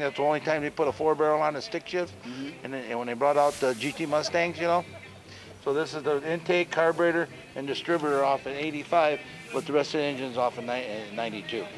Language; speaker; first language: English; native; English